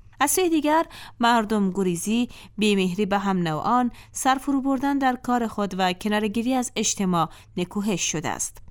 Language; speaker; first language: Persian; native; Persian